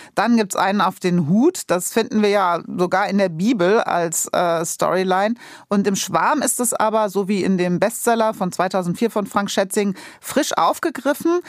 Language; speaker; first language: German; native; German